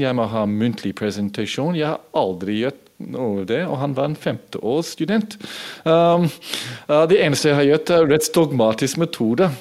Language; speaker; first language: Norwegian; non-native, fluent; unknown